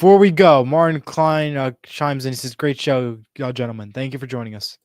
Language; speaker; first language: English; native; English